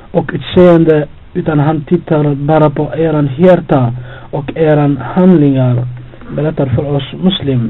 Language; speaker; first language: Swedish; non-native, fluent; Albanian